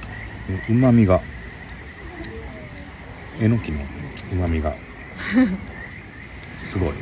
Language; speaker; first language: Japanese; native; Japanese